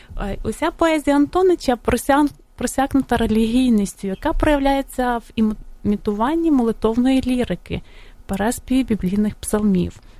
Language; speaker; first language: Ukrainian; native; Ukrainian